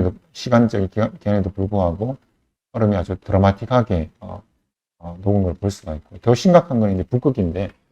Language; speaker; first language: Korean; native; Korean